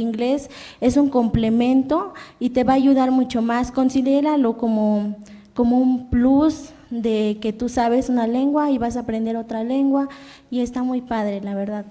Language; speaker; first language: Spanish; non-native, local second language; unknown